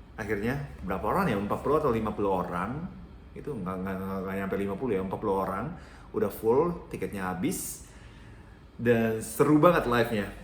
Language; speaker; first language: Indonesian; non-native, fluent; Japanese